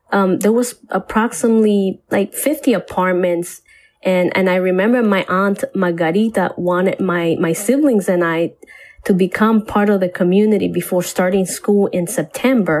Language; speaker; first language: English; early bilingual, other home language; Spanish